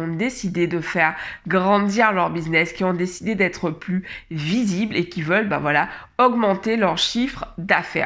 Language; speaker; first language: French; native; French